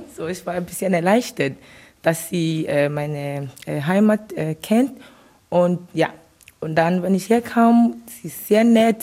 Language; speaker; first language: German; non-native, learner; Akan